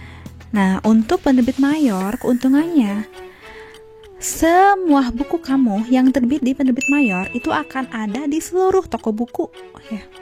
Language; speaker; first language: Indonesian; native; Indonesian